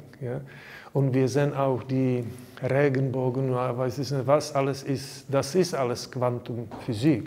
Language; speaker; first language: German; non-native, learner; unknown